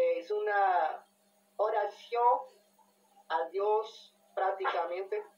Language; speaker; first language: Spanish; non-native, learner; Portuguese